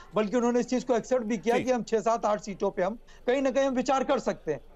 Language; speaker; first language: Hindi; native; Hindi